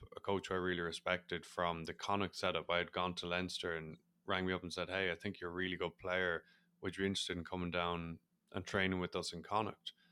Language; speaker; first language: English; native; English